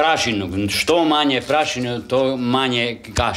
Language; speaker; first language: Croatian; non-native, local second language; Hungarian